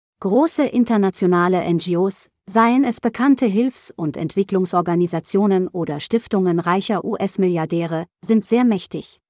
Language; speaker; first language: German; native; German